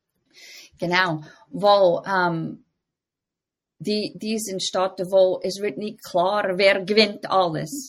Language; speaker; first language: German; non-native, fluent; English